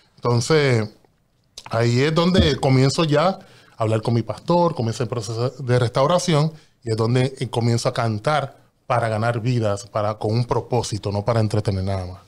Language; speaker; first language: Spanish; native; Spanish